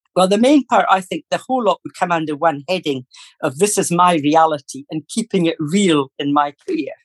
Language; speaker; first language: English; native; English